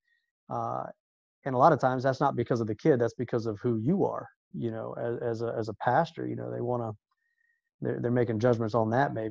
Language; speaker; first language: English; native; English